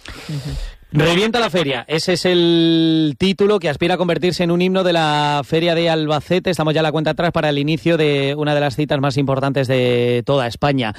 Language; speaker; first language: Spanish; native; Spanish